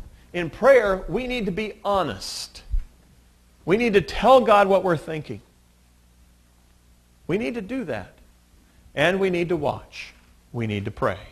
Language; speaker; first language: English; native; English